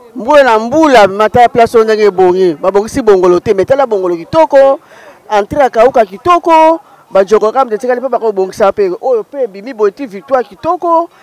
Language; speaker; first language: Lingala; native; Lingala